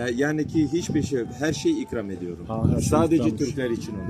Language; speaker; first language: Turkish; non-native, learner; Albanian